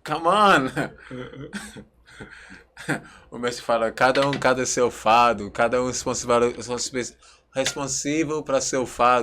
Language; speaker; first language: Portuguese; non-native, learner; English